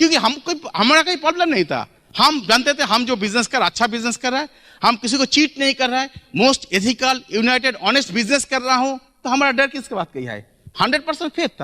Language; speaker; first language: Hindi; non-native, local second language; Bangla